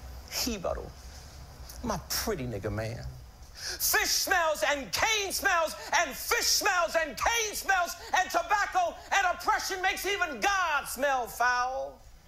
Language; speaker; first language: English; native; English